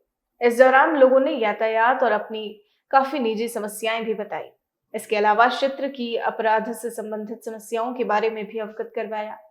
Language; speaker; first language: Hindi; native; Hindi